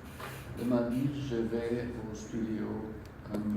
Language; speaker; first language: French; non-native, learner; German